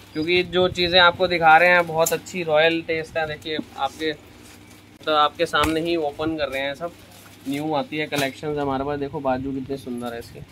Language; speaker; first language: Hindi; native; Hindi